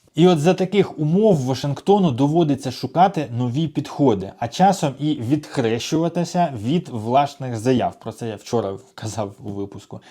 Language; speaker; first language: Ukrainian; non-native, local second language; Russian